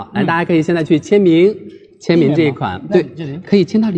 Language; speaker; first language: Chinese; native; Chinese